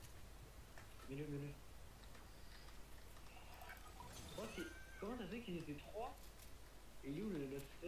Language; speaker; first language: French; native; French